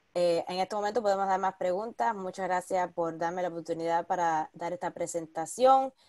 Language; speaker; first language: Spanish; early bilingual, heritage; Spanish